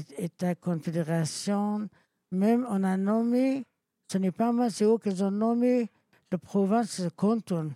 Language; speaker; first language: French; non-native, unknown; Persian